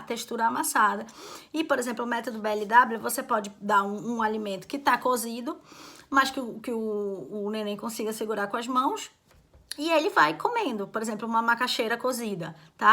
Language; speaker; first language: Portuguese; native; Portuguese